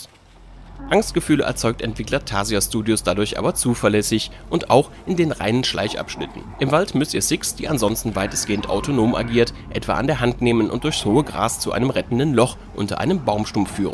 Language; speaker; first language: German; native; German